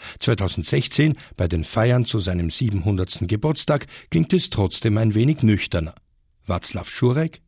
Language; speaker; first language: German; native; German